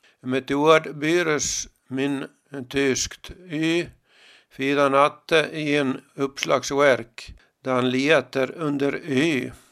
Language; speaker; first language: Swedish; native; Swedish